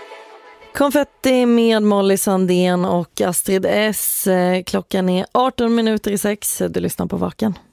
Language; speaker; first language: Swedish; native; Swedish